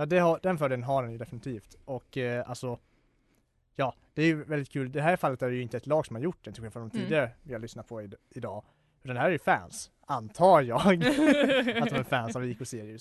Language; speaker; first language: Swedish; native; Swedish